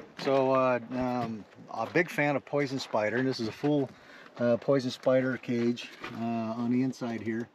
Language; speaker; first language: English; native; English